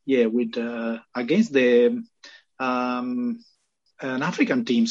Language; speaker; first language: English; non-native, fluent; Italian